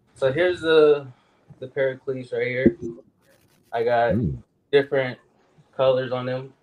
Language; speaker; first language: English; native; English